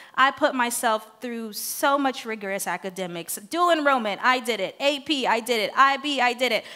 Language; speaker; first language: English; non-native, fluent; Haitian Creole